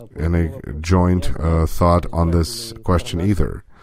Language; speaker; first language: English; non-native, fluent; Russian